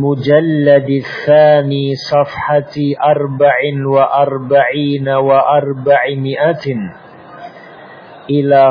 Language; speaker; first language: Arabic; non-native, fluent; Indonesian